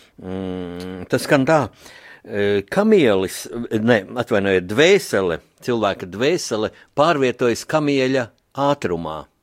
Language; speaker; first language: Latvian; native; Latvian